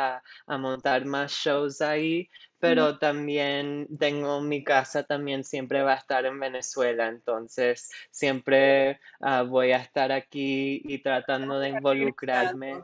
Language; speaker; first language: Spanish; non-native, local second language; English